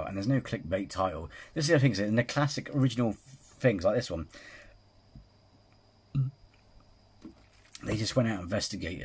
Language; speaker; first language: English; native; English